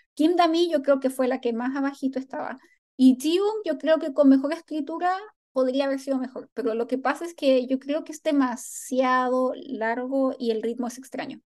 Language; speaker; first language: Spanish; native; Spanish